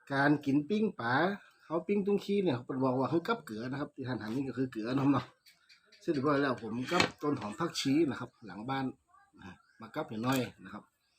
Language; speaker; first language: Thai; native; Thai